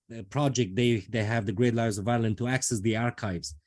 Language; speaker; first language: English; non-native, fluent; Romanian